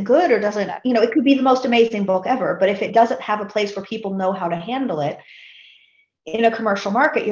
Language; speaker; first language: English; native; English